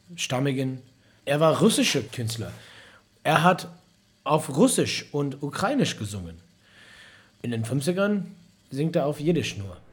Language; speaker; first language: German; non-native, fluent; English